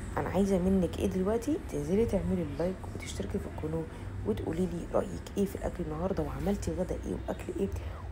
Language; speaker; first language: Arabic; native; Arabic